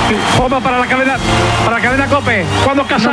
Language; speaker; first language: Spanish; native; Spanish